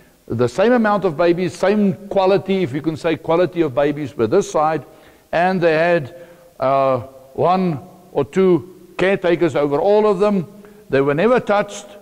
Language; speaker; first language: English; non-native, local second language; Afrikaans